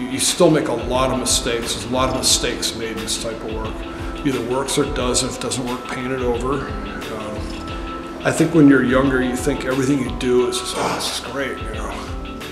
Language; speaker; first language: English; native; English